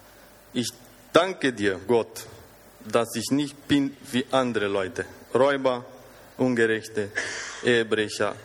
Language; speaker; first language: German; non-native, fluent; Romanian